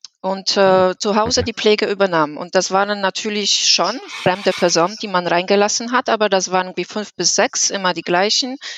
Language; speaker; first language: German; non-native, fluent; Polish